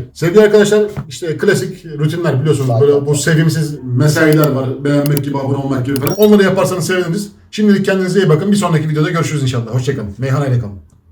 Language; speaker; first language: Turkish; native; Turkish